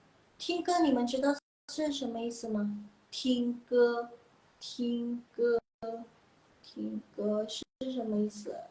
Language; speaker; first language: Chinese; non-native, fluent; Indonesian